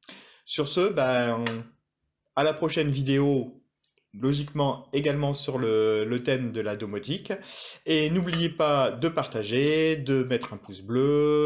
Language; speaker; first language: French; native; French